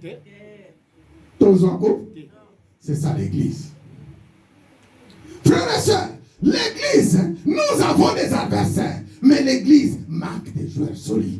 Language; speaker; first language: French; non-native, local second language; Lingala